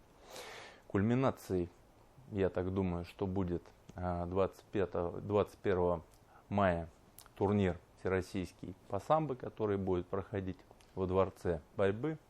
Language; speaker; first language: Russian; native; Russian